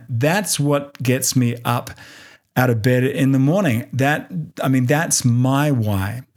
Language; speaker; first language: English; native; English